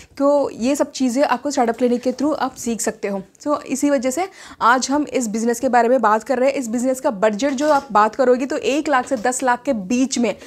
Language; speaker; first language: Hindi; non-native, local second language; Telugu